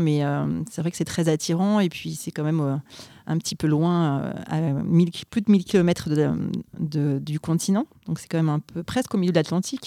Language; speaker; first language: French; native; French